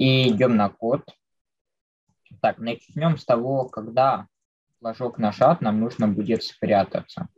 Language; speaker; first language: Russian; native; Russian